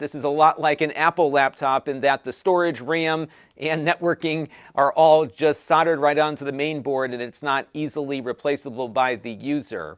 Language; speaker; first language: English; native; English